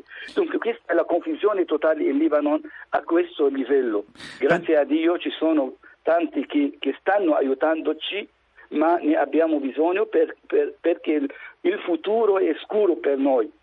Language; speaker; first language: Italian; non-native, fluent; Arabic